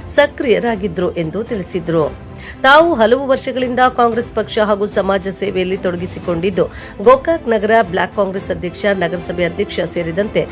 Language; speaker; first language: Kannada; native; Kannada